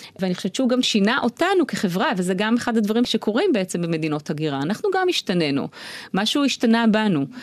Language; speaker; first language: Hebrew; native; Hebrew